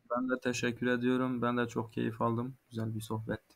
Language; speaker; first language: Turkish; non-native, local second language; Kurdish